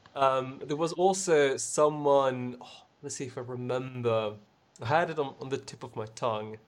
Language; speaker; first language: English; non-native, fluent; Swedish